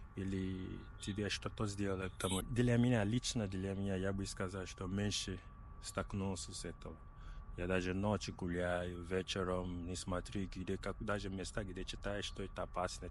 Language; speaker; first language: Russian; non-native, learner; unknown